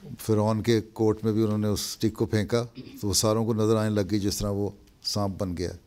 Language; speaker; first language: Urdu; native; Urdu